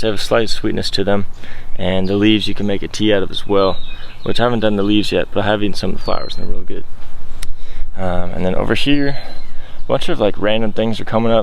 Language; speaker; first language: English; native; English